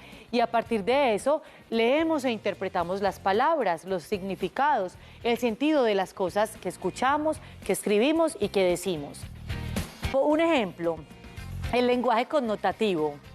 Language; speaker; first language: Spanish; native; Spanish